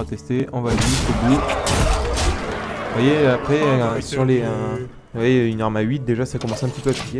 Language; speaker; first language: French; native; French